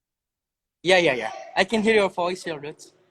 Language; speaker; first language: English; non-native, learner; Indonesian